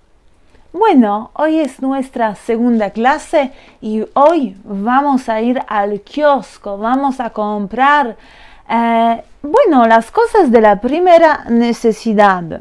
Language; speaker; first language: Spanish; non-native, fluent; Polish